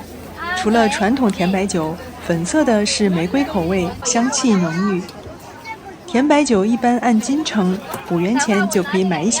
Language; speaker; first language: Chinese; native; Chinese